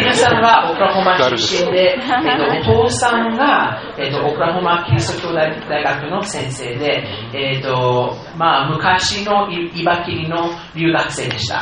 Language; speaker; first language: Japanese; non-native, fluent; English